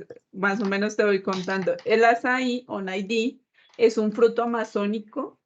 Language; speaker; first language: Spanish; native; Spanish